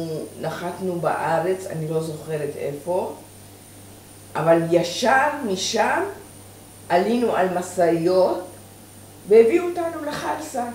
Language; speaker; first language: Hebrew; early bilingual, other home language; Persian